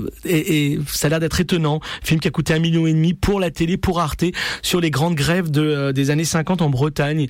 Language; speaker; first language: French; native; French